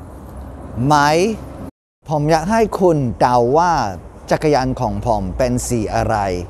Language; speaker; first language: Thai; non-native, fluent; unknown